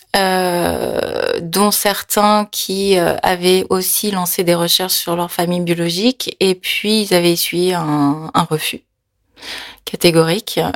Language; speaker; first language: French; early bilingual, other home language; Korean